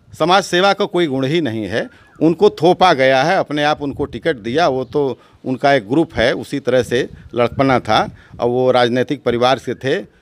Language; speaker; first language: Hindi; native; Hindi